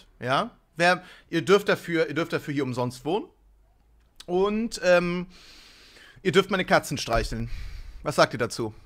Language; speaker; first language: German; native; German